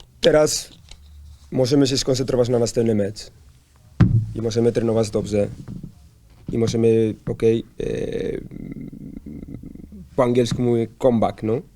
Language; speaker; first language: Polish; non-native, learner; Spanish